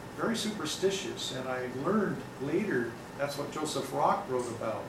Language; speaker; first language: English; native; English